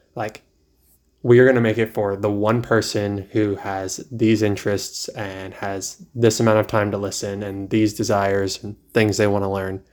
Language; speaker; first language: English; native; English